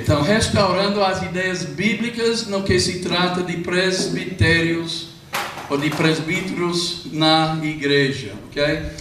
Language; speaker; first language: Portuguese; non-native, fluent; English